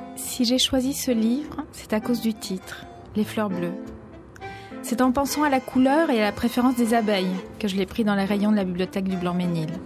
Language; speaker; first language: French; early bilingual, other home language; Spanish